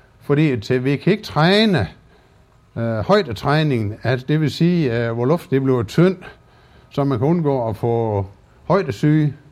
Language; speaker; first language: Danish; native; Danish